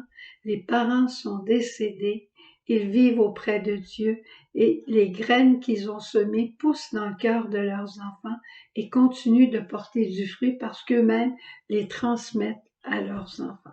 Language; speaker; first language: French; native; French